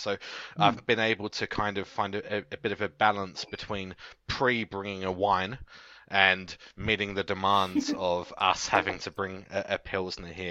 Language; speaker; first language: English; native; English